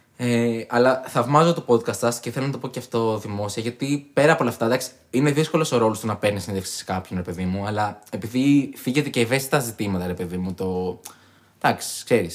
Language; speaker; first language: Greek; native; Greek